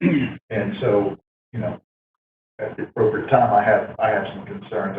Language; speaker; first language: English; native; English